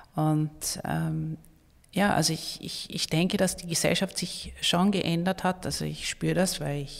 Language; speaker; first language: German; non-native, fluent; Swedish